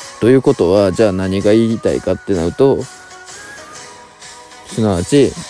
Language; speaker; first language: Japanese; native; Japanese